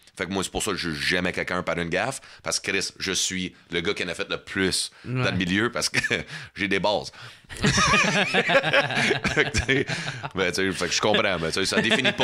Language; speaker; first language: French; non-native, fluent; English